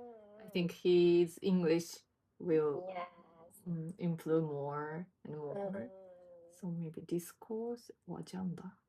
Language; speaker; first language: English; non-native, learner; Japanese